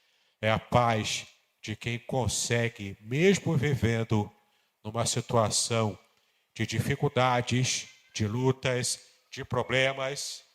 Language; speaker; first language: Portuguese; native; Portuguese